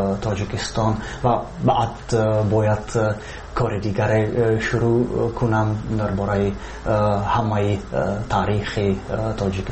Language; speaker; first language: Persian; non-native, fluent; Czech